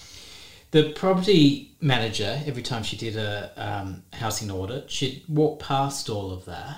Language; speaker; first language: English; native; English